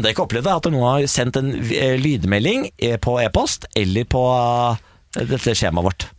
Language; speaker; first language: Norwegian; native; Norwegian